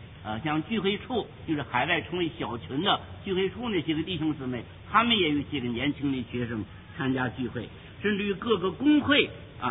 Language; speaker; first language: Chinese; native; Chinese